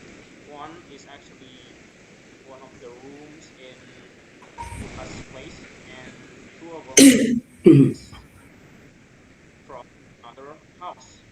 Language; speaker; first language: English; non-native, learner; Indonesian